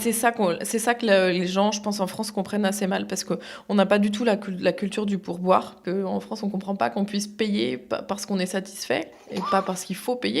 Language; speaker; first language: French; native; French